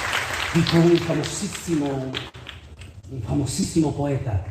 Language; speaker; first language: Spanish; native; Spanish